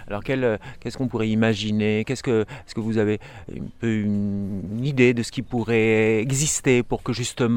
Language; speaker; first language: French; native; French